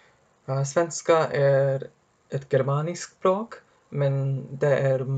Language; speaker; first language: Swedish; non-native, learner; English